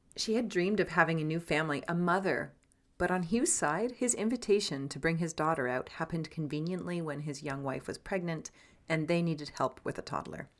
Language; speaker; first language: English; native; English